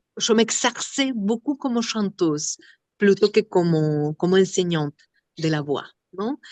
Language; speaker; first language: French; non-native, fluent; Spanish